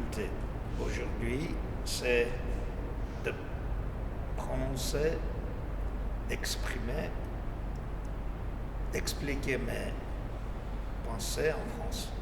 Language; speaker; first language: French; non-native, learner; Armenian